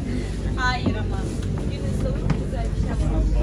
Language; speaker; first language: Turkish; non-native, learner; Sinhala